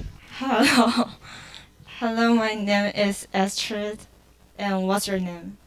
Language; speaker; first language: English; non-native, learner; Chinese